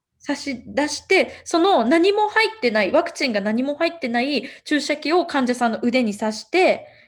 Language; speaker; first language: Japanese; native; Japanese